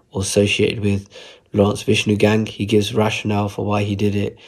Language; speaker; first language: English; native; English